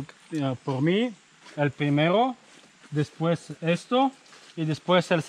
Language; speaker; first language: Spanish; non-native, learner; Bulgarian